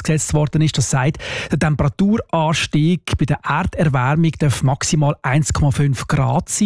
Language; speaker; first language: German; native; German